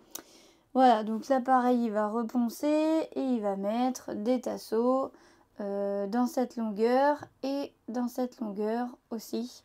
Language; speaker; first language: French; native; French